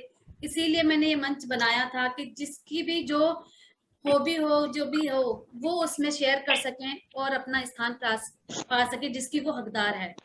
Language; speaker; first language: Hindi; native; Hindi